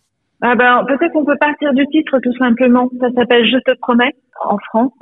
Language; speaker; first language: French; native; French